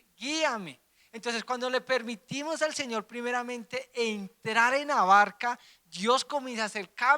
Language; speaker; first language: Spanish; native; Spanish